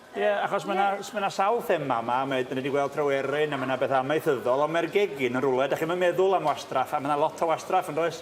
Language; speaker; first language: Welsh; native; Welsh